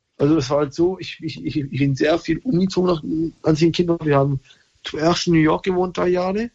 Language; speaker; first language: German; early bilingual, other home language; English